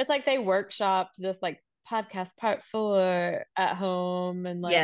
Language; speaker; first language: English; native; English